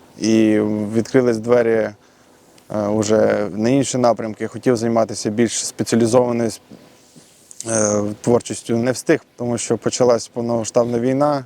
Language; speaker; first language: Ukrainian; non-native, local second language; Russian